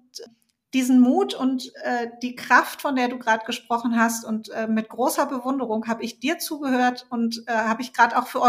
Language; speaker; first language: German; native; German